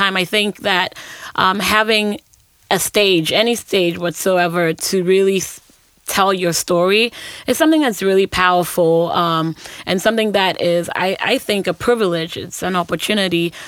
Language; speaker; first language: English; non-native, local second language; Akan